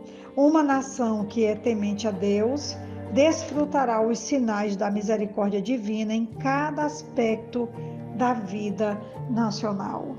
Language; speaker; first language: Portuguese; native; Portuguese